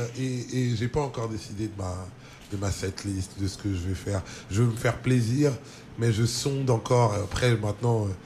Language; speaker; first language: French; early bilingual, other home language; Lingala